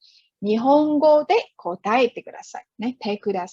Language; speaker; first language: Japanese; non-native, fluent; Chinese